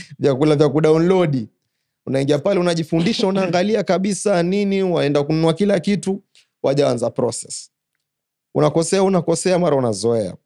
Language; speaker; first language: Swahili; native; Swahili